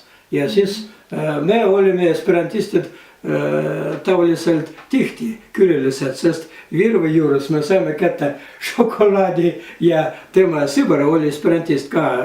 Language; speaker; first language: Estonian; non-native, learner; Russian